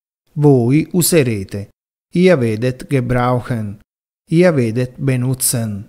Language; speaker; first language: German; non-native, fluent; Italian